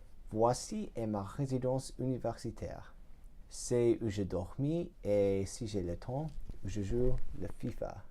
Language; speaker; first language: French; non-native, learner; English